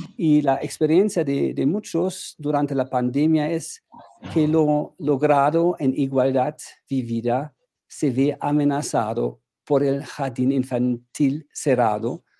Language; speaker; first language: Spanish; non-native, fluent; German